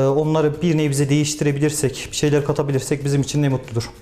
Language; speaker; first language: Turkish; native; Turkish